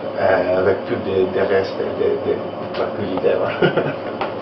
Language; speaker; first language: French; non-native, learner; Italian